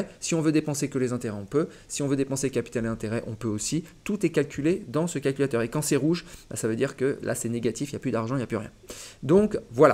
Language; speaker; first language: French; native; French